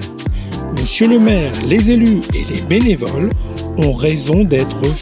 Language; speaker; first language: French; native; French